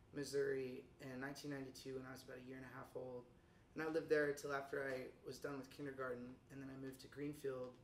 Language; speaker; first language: English; native; English